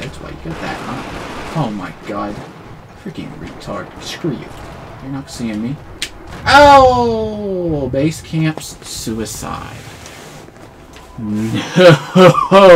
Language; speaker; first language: English; native; English